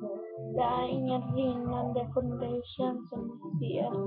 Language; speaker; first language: Swedish; non-native, learner; Korean